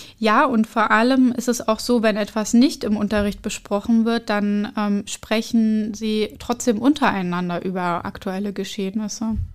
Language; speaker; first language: German; early bilingual, other home language; Arabic